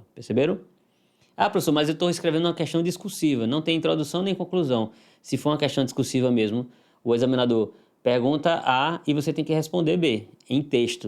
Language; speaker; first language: Portuguese; native; Portuguese